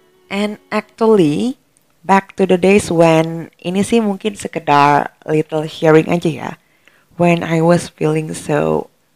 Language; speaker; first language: English; non-native, learner; Indonesian